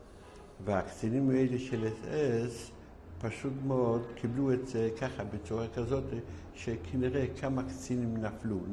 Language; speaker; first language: Hebrew; non-native, fluent; Yiddish